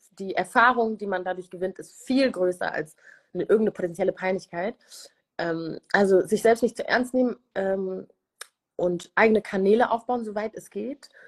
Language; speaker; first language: German; early bilingual, other home language; Kinyarwanda